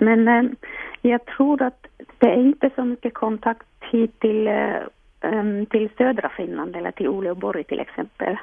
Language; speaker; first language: Swedish; non-native, local second language; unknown